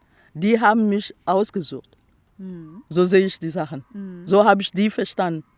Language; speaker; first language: German; non-native, local second language; French